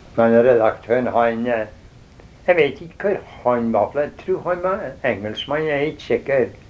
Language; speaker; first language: Norwegian; early bilingual, heritage; Norwegian